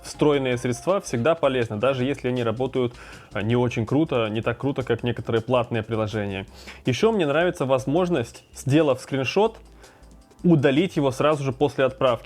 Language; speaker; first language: Russian; native; Russian